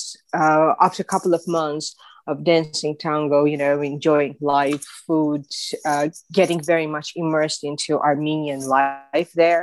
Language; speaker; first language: English; non-native, fluent; Russian